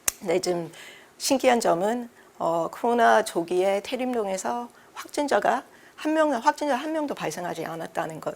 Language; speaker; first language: Korean; early bilingual, heritage; Korean